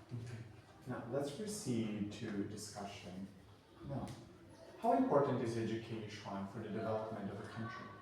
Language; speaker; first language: English; non-native, fluent; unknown